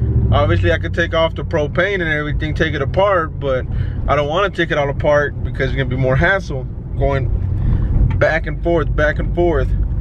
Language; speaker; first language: English; early bilingual, other home language; Spanish